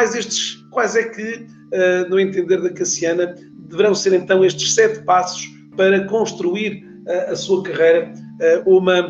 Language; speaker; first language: Portuguese; native; Portuguese